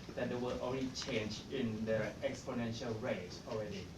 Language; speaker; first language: English; non-native, fluent; Thai